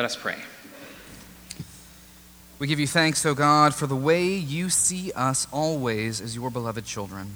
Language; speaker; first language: English; native; English